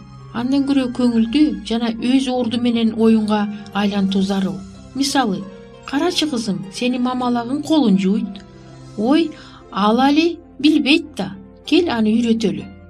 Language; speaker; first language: Kyrgyz; native; Kyrgyz